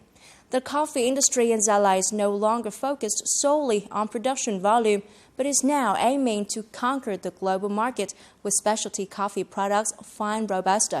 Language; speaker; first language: English; non-native, fluent; Vietnamese